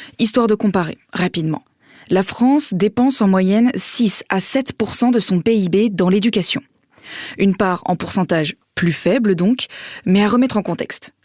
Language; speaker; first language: French; native; French